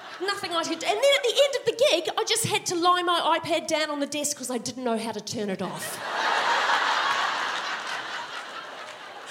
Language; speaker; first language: English; native; English